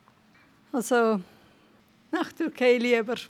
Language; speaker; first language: German; non-native, fluent; Turkish